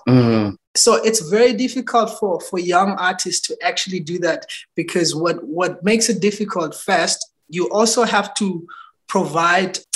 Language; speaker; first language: English; non-native, local second language; Xhosa